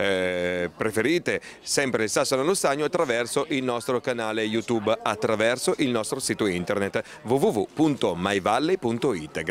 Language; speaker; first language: Italian; native; Italian